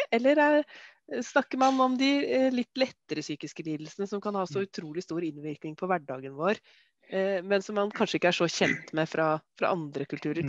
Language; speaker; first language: Norwegian; native; Norwegian